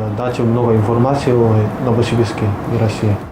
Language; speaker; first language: Russian; non-native, learner; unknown